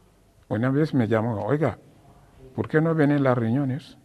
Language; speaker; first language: Spanish; non-native, learner; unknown